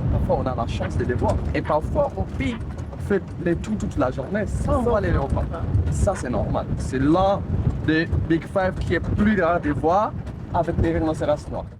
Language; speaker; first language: French; non-native, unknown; Masai